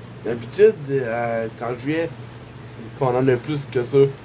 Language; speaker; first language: French; native; French